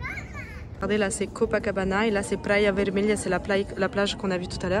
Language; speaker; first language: French; native; French